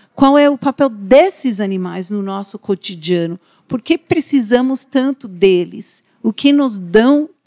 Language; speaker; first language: Portuguese; non-native, fluent; English